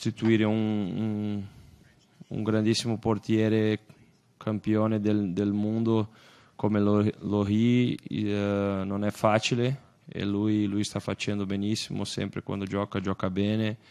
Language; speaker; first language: Italian; non-native, fluent; Portuguese